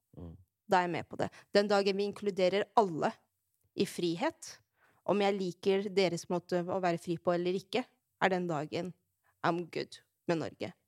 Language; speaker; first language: Norwegian; early bilingual, other home language; Arabic